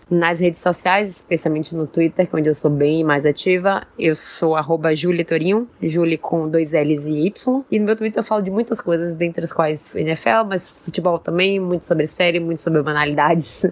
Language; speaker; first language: Portuguese; native; Portuguese